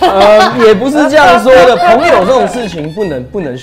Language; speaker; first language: Chinese; native; Chinese